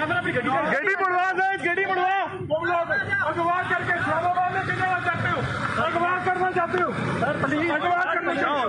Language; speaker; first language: Hindi; non-native, local second language; Punjabi